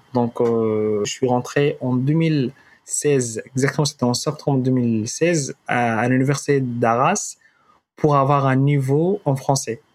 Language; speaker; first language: French; non-native, fluent; Arabic